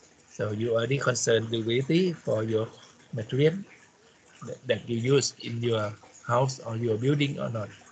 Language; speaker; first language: English; non-native, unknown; Thai